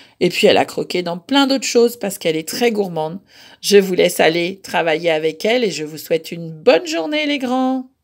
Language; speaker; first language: French; native; French